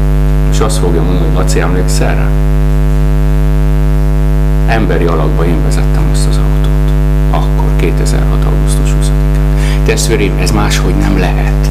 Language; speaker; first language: Hungarian; native; Hungarian